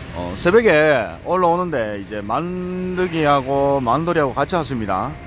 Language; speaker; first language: Korean; native; Korean